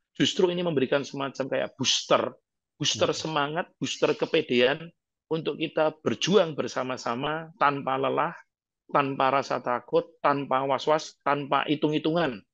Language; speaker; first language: Indonesian; native; Indonesian